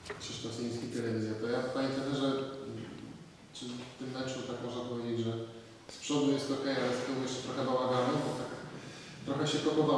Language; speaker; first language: Polish; native; Polish